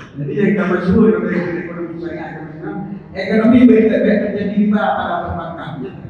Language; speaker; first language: Malay; non-native, local second language; Achinese